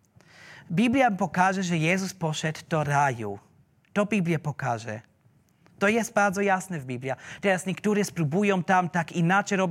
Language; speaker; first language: Polish; non-native, learner; German